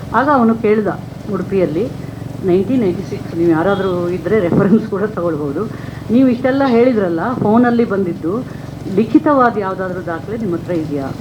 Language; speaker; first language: Kannada; native; Kannada